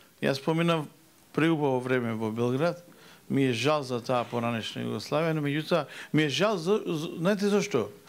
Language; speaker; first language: Macedonian; native; Macedonian